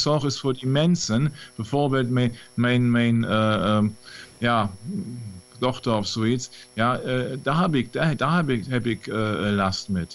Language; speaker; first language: Dutch; non-native, fluent; German